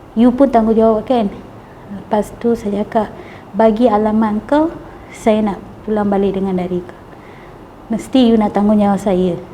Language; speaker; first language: Malay; non-native, local second language; Tamil